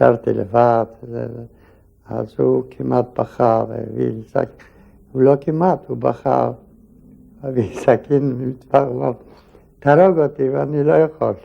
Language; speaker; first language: Hebrew; non-native, fluent; Polish